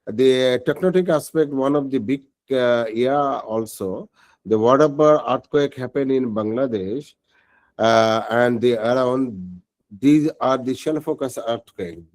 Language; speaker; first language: English; non-native, local second language; Bangla